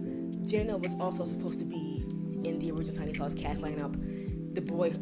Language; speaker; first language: English; native; English